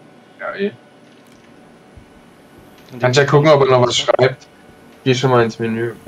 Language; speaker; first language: German; native; German